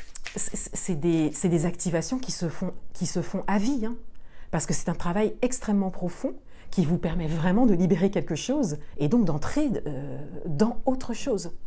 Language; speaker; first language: French; native; French